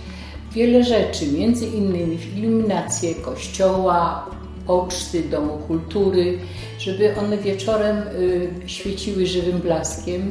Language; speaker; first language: Polish; native; Polish